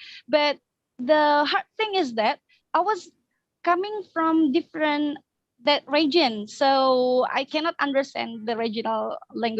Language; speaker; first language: English; non-native, fluent; Indonesian